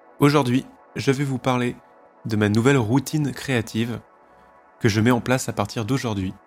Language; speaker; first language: French; native; French